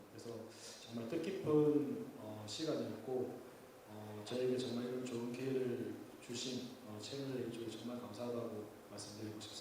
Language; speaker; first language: Korean; native; Korean